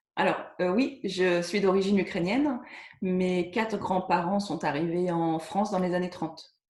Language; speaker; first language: French; native; French